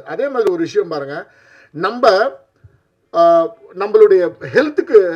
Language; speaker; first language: Tamil; native; Tamil